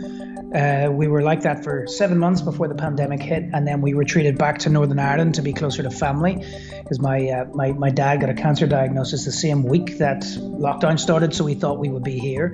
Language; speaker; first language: English; native; English